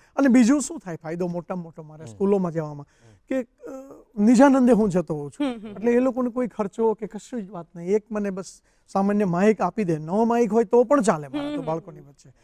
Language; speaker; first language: Gujarati; native; Gujarati